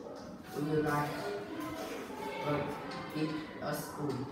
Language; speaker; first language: English; non-native, learner; Vietnamese